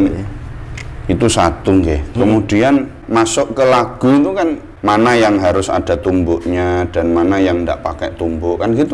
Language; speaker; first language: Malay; non-native, local second language; Javanese